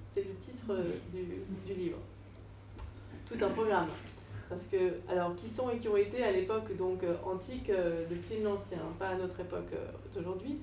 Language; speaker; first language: French; native; French